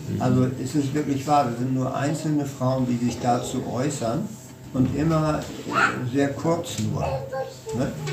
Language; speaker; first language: German; native; German